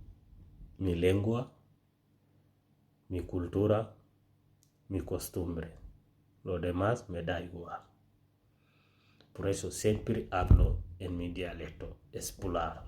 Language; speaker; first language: Spanish; non-native, fluent; Fula